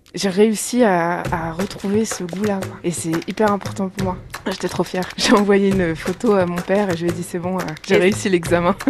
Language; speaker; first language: French; native; French